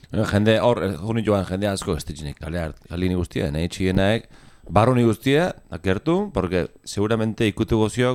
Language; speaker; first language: Basque; native; Basque